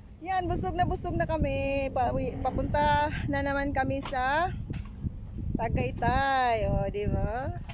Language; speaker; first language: Filipino; non-native, local second language; Cebuano